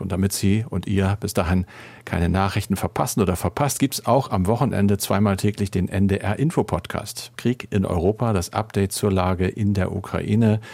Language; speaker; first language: German; native; German